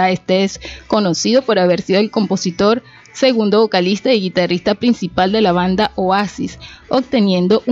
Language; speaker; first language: Spanish; native; Spanish